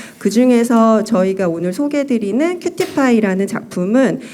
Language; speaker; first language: Korean; native; Korean